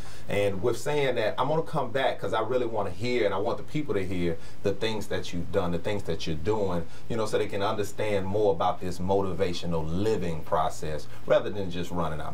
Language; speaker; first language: English; native; English